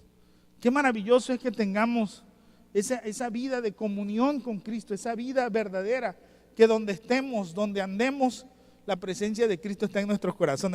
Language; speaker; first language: Spanish; native; Spanish